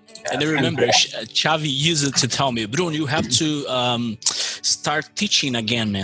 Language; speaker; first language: English; non-native, fluent; Portuguese